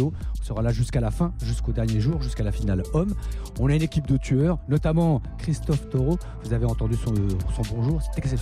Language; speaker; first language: French; native; French